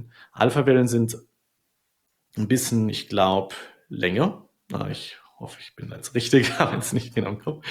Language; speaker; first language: German; native; German